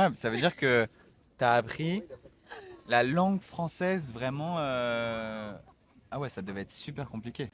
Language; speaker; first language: French; native; French